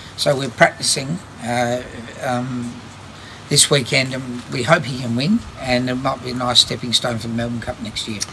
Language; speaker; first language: English; native; English